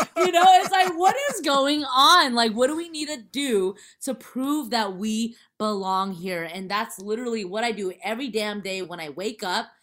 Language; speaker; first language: English; early bilingual, other home language; Chinese